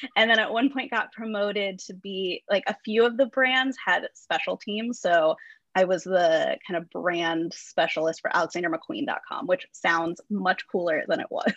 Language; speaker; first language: English; native; English